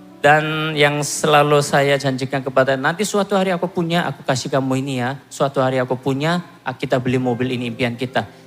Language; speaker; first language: Indonesian; non-native, fluent; Korean